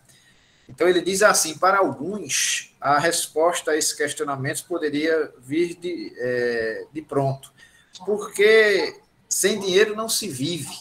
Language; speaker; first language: Portuguese; native; Portuguese